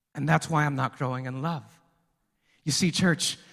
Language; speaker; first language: English; early bilingual, other home language; Spanish